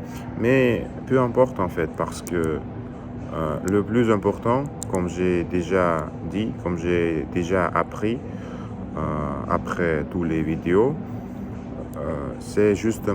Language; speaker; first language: French; non-native, learner; Russian